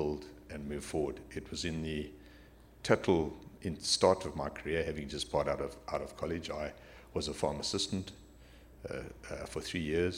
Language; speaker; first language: English; native; English